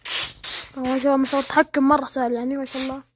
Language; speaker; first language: Arabic; native; Arabic